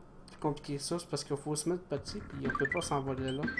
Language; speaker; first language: French; native; French